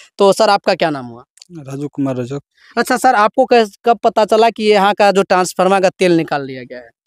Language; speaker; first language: Hindi; native; Hindi